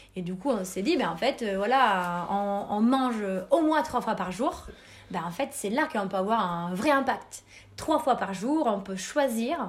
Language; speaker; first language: French; non-native, fluent; Italian